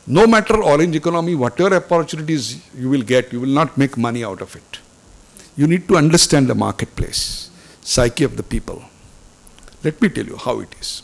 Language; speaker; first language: English; non-native, local second language; Marathi